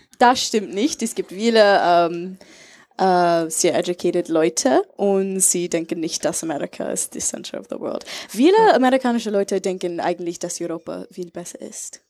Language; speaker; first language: German; non-native, learner; English